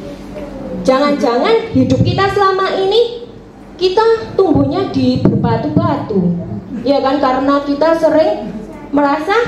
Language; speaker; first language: Indonesian; native; Indonesian